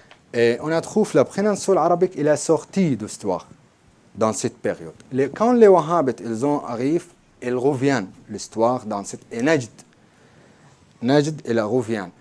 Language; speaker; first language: French; non-native, learner; Arabic